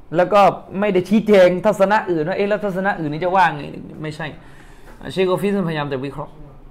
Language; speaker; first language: Thai; native; Thai